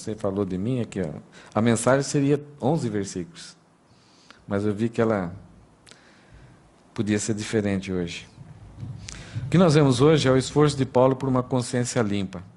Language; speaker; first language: Portuguese; native; Portuguese